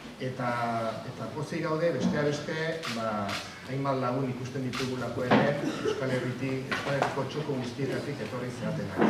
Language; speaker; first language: Basque; native; Basque